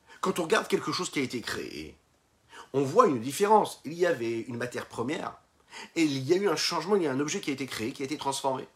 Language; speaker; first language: French; native; French